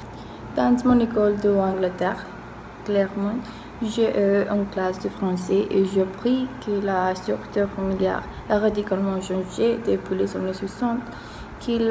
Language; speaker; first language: French; non-native, learner; Spanish